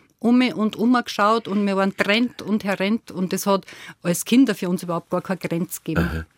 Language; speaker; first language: German; native; German